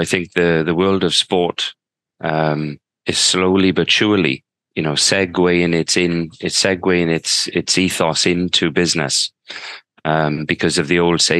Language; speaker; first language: English; native; English